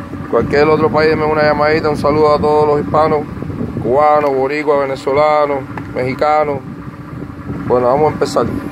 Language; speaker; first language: Spanish; native; Spanish